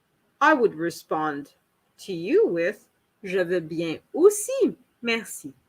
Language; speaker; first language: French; non-native, learner; English